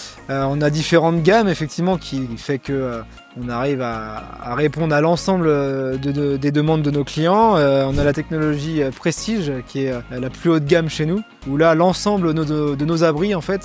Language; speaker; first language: French; native; French